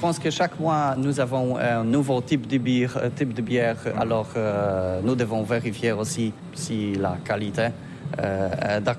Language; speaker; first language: French; non-native, learner; Polish